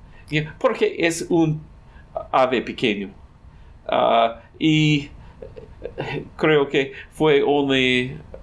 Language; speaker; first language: Spanish; non-native, learner; English